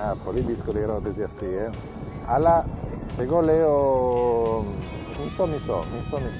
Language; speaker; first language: Greek; non-native, learner; Italian